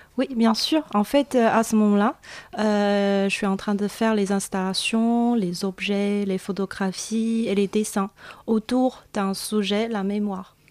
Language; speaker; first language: French; non-native, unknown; Chinese